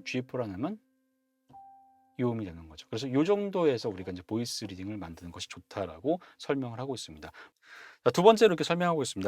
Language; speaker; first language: Korean; native; Korean